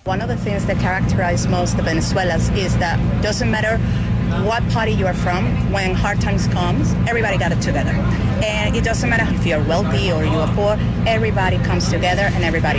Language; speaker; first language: English; non-native, fluent; Spanish